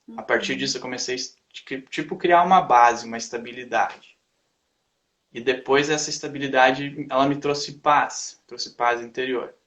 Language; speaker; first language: Portuguese; native; Portuguese